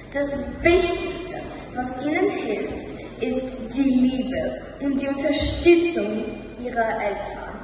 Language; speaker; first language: German; non-native, fluent; Russian